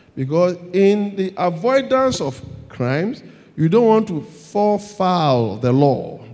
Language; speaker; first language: English; non-native, local second language; Akan